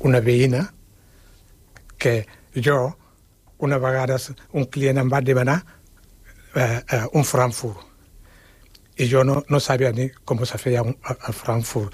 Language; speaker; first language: Catalan; non-native, fluent; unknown